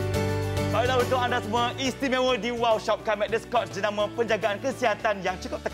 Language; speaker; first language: Malay; native; Malay